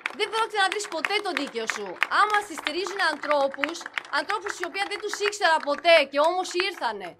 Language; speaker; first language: Greek; non-native, fluent; Romanian